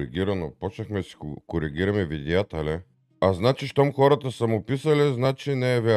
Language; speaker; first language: Bulgarian; native; Bulgarian